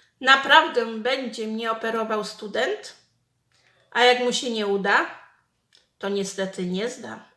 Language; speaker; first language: Polish; native; Polish